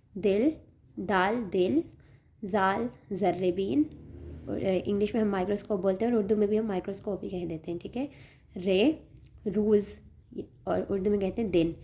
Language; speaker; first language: Urdu; native; Urdu